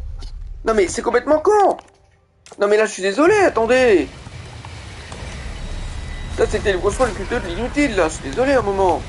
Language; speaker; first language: French; native; French